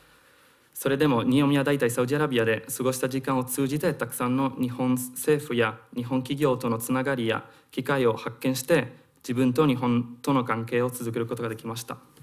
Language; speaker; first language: Japanese; non-native, fluent; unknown